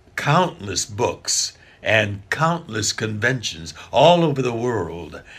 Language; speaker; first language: English; native; English